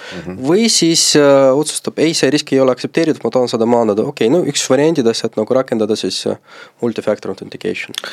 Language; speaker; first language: Estonian; non-native, local second language; Russian